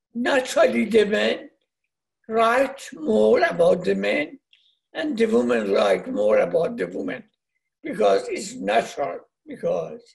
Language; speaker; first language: English; non-native, learner; Persian